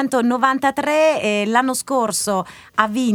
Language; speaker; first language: Italian; native; Italian